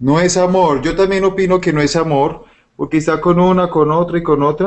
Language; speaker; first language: Spanish; native; Spanish